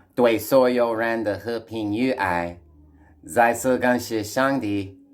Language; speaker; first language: Chinese; non-native, learner; English